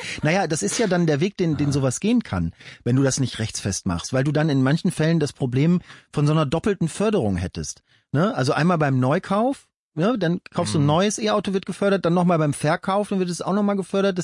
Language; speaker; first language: German; native; German